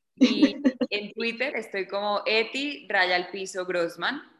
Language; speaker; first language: Spanish; native; Spanish